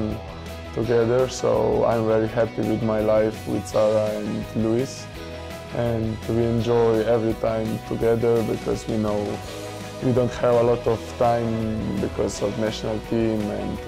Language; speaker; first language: English; non-native, fluent; Slovenian